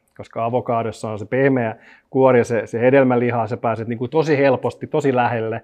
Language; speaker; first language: Finnish; non-native, local second language; Swedish